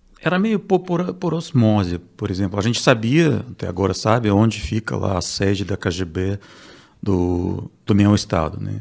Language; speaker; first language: Portuguese; non-native, fluent; Russian